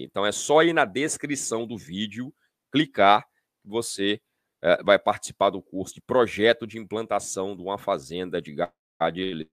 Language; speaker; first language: Portuguese; native; Portuguese